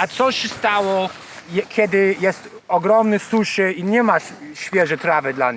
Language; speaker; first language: Polish; non-native, learner; English